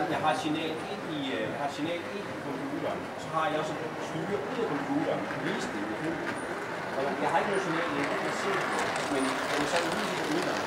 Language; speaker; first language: Danish; native; Danish